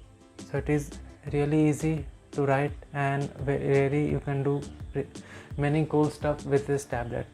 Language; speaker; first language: English; non-native, local second language; Hindi